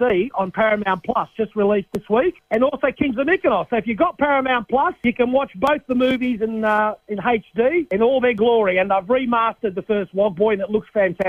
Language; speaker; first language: English; native; English